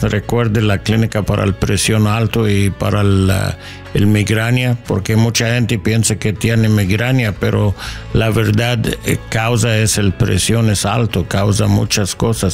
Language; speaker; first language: Spanish; non-native, learner; English